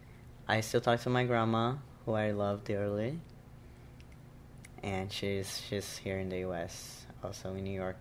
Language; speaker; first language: English; non-native, fluent; Portuguese